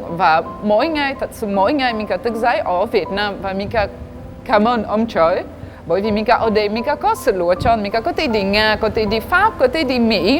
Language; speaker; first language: Vietnamese; non-native, fluent; French